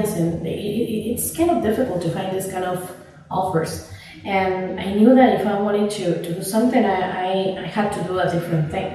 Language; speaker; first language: English; non-native, fluent; Spanish